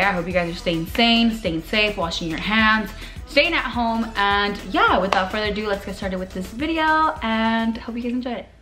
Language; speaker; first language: English; early bilingual, other home language; Spanish